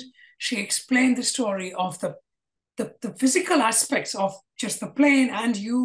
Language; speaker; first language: English; non-native, local second language; Malayalam